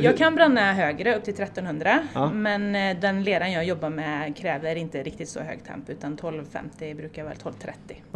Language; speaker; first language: Swedish; native; Swedish